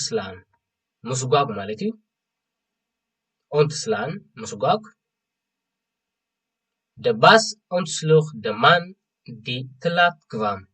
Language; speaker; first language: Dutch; non-native, fluent; Tigrinya